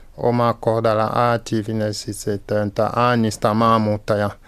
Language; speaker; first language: Finnish; non-native, learner; French